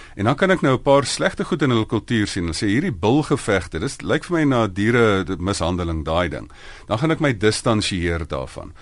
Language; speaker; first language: Afrikaans; native; Afrikaans